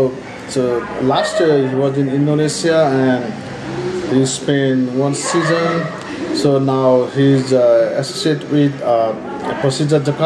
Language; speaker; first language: English; non-native, learner; Nepali